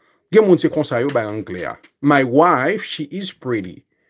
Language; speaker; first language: English; non-native, fluent; Haitian Creole